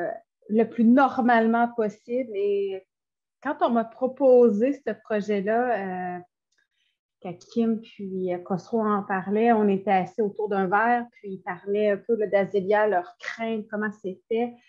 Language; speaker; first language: French; native; French